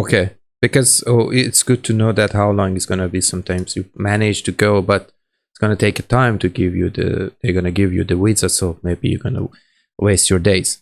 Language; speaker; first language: English; non-native, learner; Persian